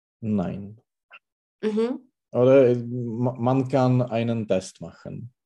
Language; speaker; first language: German; non-native, learner; Czech